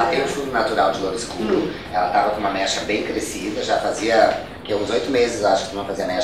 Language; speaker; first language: Portuguese; native; Portuguese